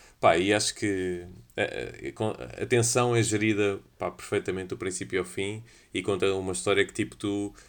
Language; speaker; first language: Portuguese; native; Portuguese